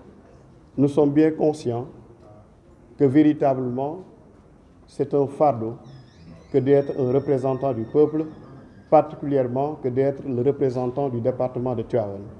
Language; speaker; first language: French; non-native, local second language; Wolof